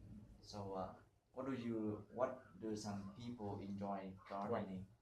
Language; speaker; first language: English; non-native, learner; Vietnamese